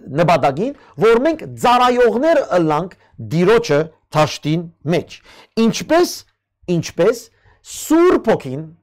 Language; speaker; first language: Armenian; early bilingual, heritage; Armenian